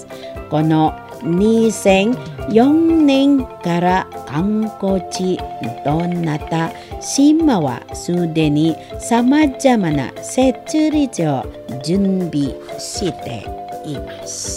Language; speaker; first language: Japanese; non-native, fluent; Indonesian